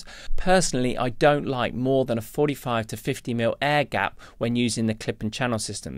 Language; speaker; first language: English; native; English